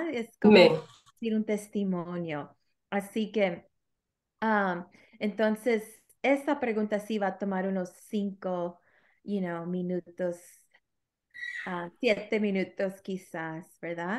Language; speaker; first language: Spanish; early bilingual, heritage; Spanish